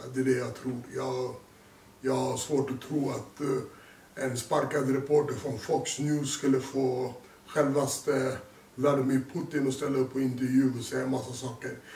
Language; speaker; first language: Swedish; early bilingual, other home language; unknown